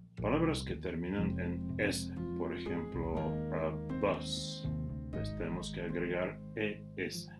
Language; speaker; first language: Spanish; non-native, fluent; English